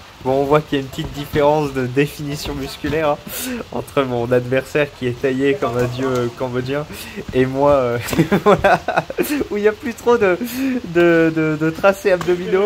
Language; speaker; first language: French; native; French